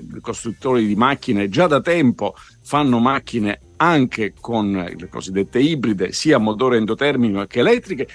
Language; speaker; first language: Italian; native; Italian